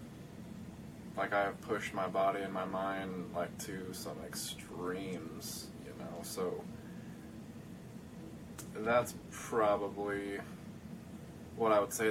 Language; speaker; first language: English; native; English